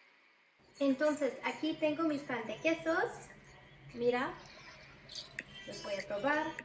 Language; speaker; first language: Spanish; non-native, fluent; English